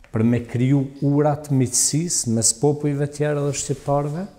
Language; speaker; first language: Albanian; native; Albanian